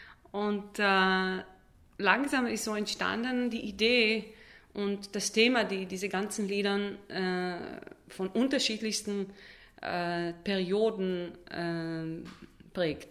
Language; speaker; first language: German; non-native, fluent; Hebrew